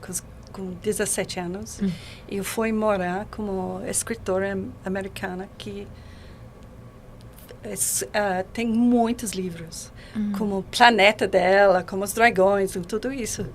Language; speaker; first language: Portuguese; non-native, learner; English